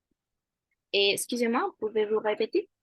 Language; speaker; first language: French; non-native, fluent; Spanish